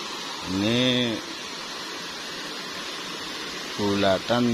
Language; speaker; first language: Indonesian; non-native, local second language; Javanese